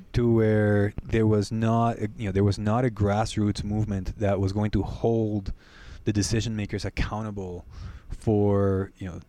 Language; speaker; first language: English; non-native, fluent; Spanish